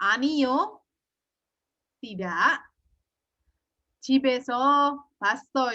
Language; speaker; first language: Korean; non-native, fluent; Indonesian